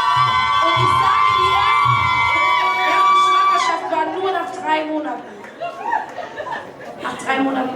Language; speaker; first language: German; non-native, fluent; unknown